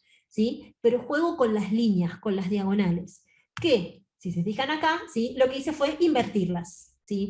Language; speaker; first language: Spanish; native; Spanish